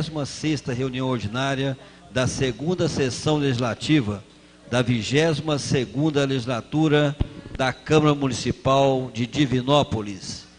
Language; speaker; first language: Portuguese; native; Portuguese